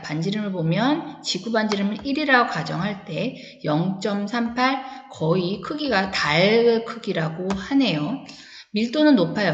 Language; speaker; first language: Korean; native; Korean